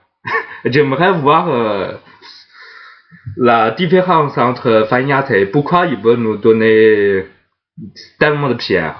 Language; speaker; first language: French; non-native, fluent; Chinese